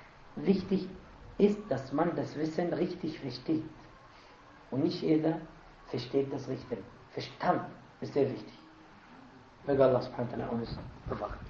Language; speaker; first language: German; non-native, fluent; Arabic